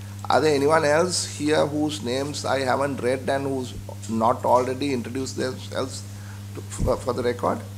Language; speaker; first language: English; non-native, local second language; Sinhala